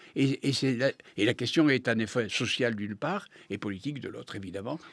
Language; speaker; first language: French; native; French